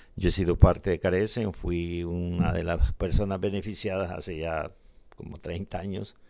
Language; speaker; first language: Spanish; native; Spanish